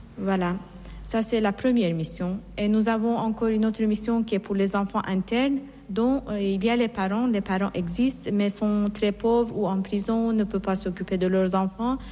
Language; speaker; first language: French; non-native, fluent; Persian